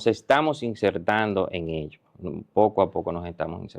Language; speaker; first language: Spanish; native; Spanish